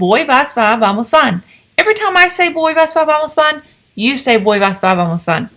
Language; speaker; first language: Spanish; non-native, fluent; English